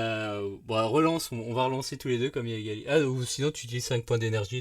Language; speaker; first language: French; native; French